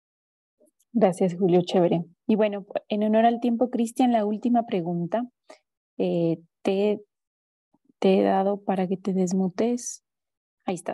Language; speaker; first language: Spanish; native; Spanish